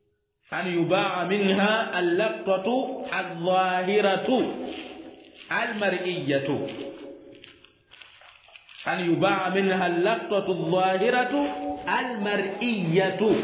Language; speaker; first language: Arabic; non-native, fluent; Swahili